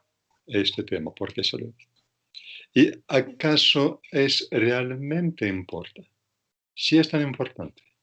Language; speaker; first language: Spanish; non-native, fluent; Russian